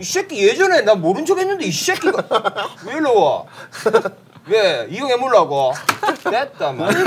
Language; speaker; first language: Korean; native; Korean